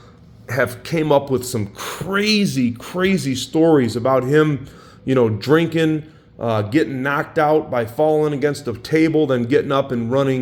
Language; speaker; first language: English; native; English